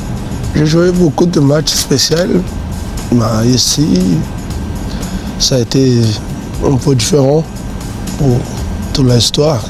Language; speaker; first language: French; non-native, fluent; Portuguese